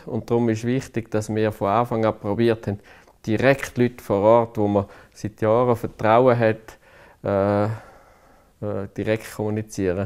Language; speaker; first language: German; native; German